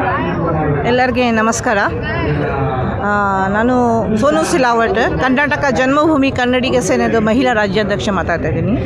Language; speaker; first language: Kannada; non-native, local second language; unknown